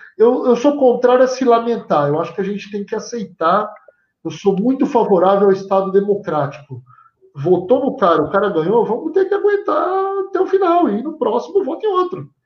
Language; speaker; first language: Portuguese; native; Portuguese